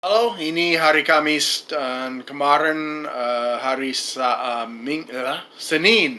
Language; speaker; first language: Indonesian; non-native, fluent; English